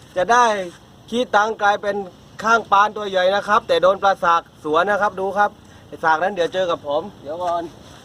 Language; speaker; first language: Thai; native; Thai